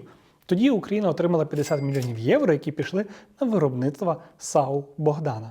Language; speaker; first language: Ukrainian; native; Ukrainian